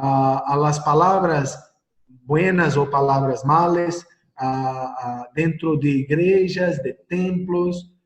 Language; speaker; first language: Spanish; non-native, learner; Portuguese